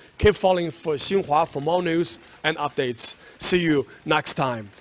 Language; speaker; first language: English; non-native, fluent; Chinese